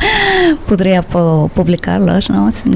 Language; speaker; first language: Catalan; non-native, learner; Persian